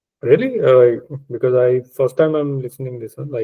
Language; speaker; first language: English; non-native, local second language; Punjabi